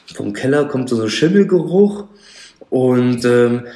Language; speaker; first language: German; native; German